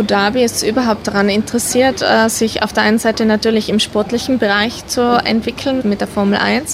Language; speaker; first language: German; native; German